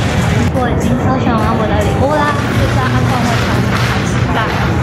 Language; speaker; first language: Chinese; native; Chinese